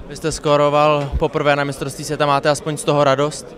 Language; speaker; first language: Czech; native; Czech